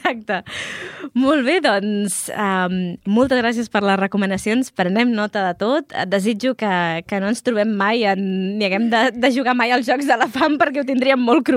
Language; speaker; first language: Catalan; native; Catalan